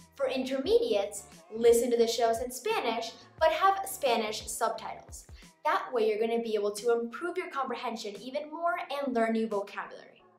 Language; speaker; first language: English; native; English